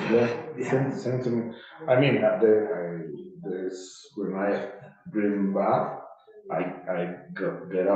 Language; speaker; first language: English; non-native, learner; Spanish